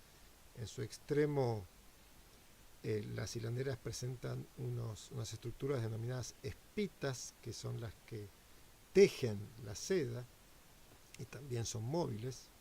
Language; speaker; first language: Spanish; native; Spanish